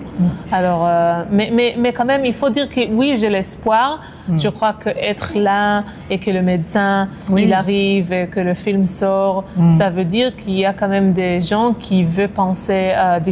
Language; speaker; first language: French; non-native, fluent; Hebrew